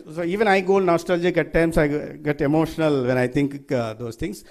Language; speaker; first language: English; non-native, local second language; Telugu